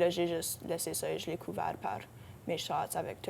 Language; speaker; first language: French; non-native, local second language; English